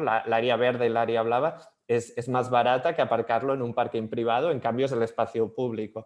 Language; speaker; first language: Spanish; non-native, local second language; Catalan